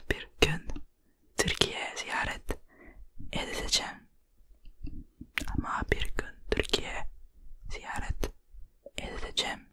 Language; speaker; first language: Turkish; non-native, learner; Finnish